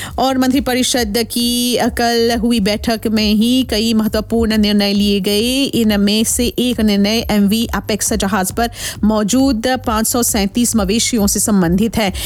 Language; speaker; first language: Hindi; non-native, local second language; Morisyen